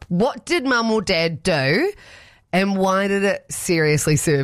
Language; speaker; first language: English; native; English